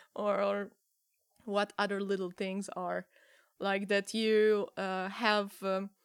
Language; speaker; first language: English; non-native, fluent; Polish